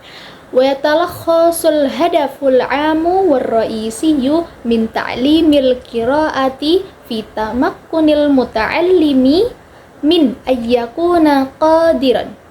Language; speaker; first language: Arabic; non-native, learner; Indonesian